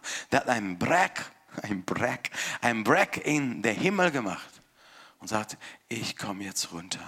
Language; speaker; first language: German; non-native, fluent; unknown